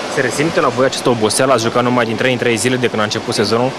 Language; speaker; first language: Romanian; native; Romanian